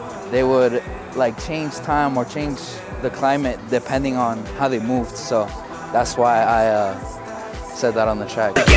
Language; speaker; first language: English; native; English